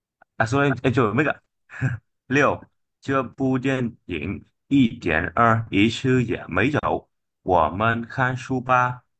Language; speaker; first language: Chinese; non-native, learner; Vietnamese